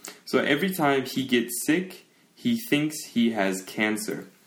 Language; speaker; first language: English; native; English